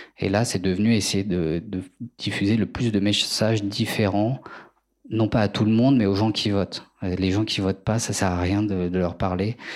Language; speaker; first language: French; native; French